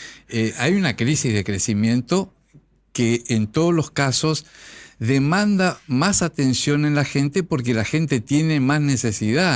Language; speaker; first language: Spanish; native; Spanish